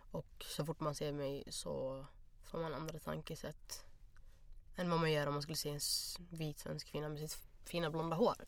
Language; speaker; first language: Swedish; early bilingual, other home language; Somali